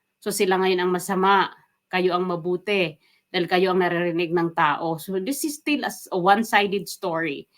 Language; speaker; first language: Filipino; non-native, local second language; Waray